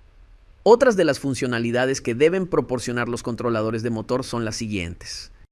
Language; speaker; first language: Spanish; native; Spanish